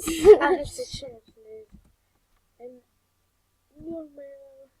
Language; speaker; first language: French; native; French